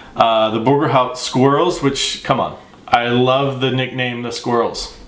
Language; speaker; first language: English; native; English